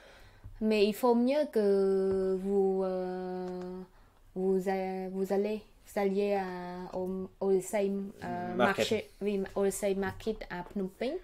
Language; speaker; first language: French; non-native, learner; Khmer